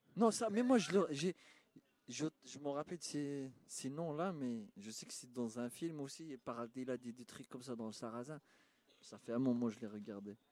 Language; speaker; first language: French; non-native, local second language; Arabic